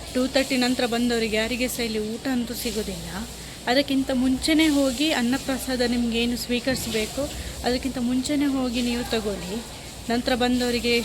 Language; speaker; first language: Kannada; non-native, local second language; Tulu